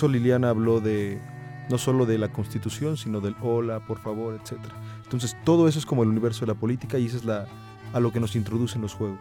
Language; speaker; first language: Spanish; native; Spanish